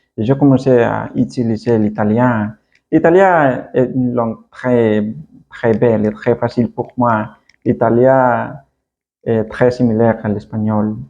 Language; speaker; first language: French; non-native, learner; Spanish